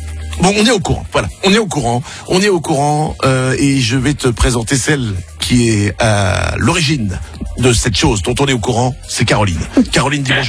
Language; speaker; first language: French; native; French